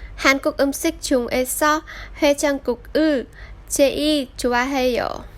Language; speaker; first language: Korean; non-native, learner; Vietnamese